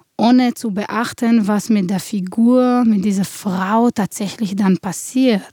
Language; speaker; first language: German; non-native, fluent; Hebrew